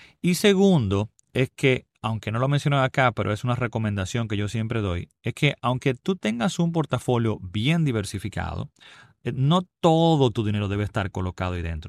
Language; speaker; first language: Spanish; native; Spanish